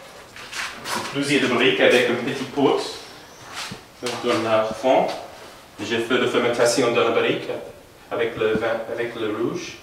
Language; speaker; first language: French; non-native, learner; English